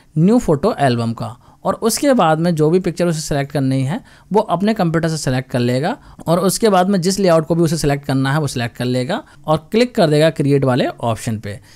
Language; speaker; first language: Hindi; native; Hindi